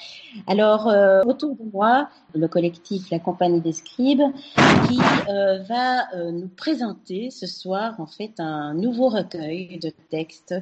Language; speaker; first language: French; native; French